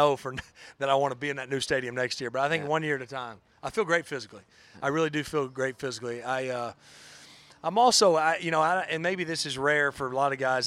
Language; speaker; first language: English; native; English